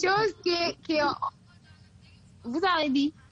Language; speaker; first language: French; non-native, learner; Akan